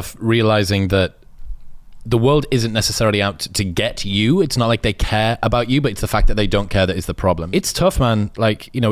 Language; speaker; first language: English; native; English